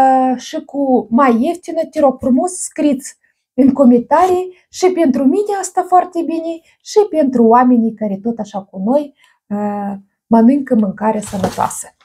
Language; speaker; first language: Romanian; non-native, learner; Russian